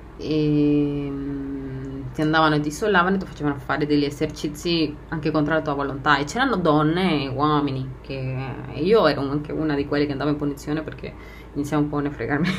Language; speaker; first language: Italian; non-native, fluent; Spanish